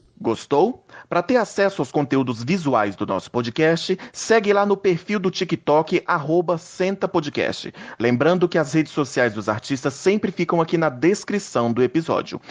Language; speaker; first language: Portuguese; native; Portuguese